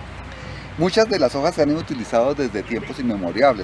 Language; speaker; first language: Spanish; native; Spanish